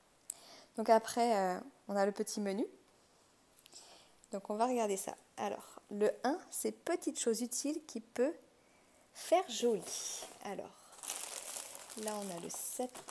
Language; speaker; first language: French; native; French